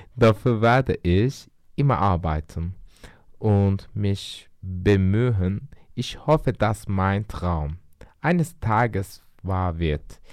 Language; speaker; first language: German; non-native, learner; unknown